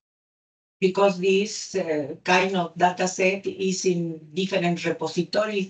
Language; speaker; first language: English; non-native, learner; Spanish